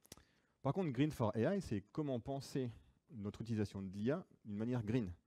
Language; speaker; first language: French; native; French